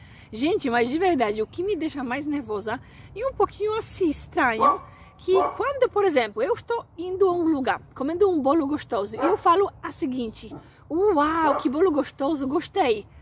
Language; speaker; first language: Portuguese; non-native, fluent; Polish